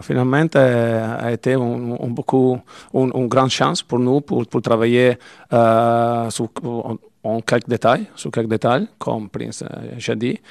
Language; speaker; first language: French; non-native, learner; Italian